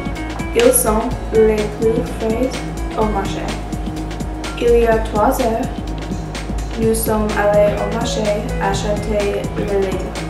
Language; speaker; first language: French; non-native, learner; English